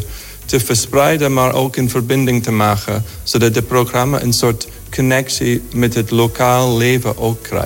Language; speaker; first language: Dutch; non-native, fluent; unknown